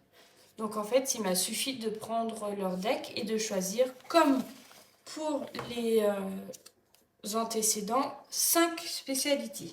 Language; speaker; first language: French; native; French